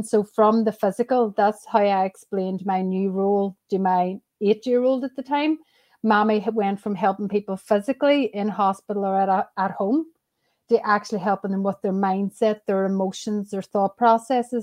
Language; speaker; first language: English; native; English